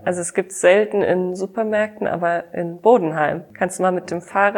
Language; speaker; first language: German; native; German